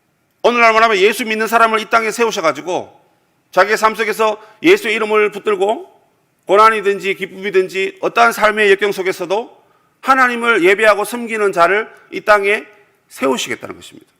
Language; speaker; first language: Korean; native; Korean